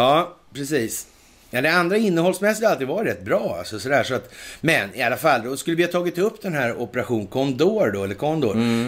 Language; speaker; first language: Swedish; native; Swedish